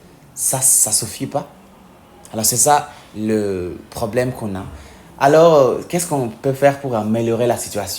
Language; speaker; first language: French; non-native, fluent; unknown